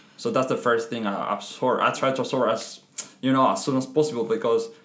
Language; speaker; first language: English; non-native, fluent; Spanish